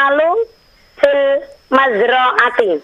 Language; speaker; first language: Arabic; non-native, learner; Indonesian